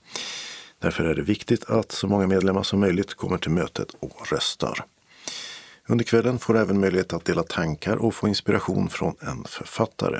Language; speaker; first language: Swedish; native; Swedish